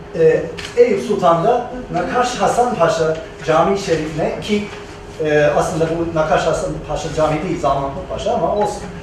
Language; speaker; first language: Turkish; non-native, fluent; English